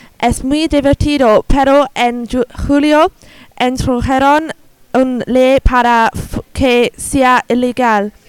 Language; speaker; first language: Spanish; non-native, learner; English